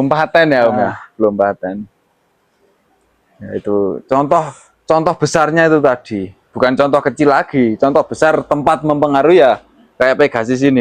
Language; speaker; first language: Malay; non-native, local second language; Javanese